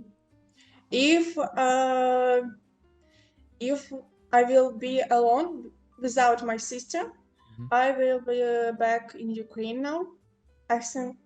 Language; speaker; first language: English; non-native, local second language; Ukrainian